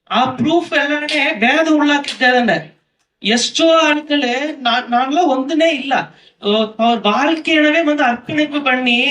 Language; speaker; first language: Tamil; non-native, local second language; Kannada